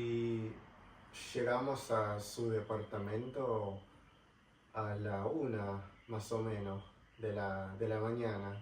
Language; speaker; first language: Spanish; non-native, fluent; English